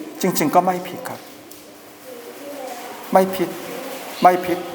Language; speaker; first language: Thai; non-native, learner; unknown